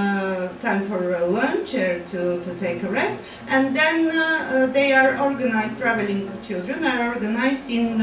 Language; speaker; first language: English; non-native, fluent; Bulgarian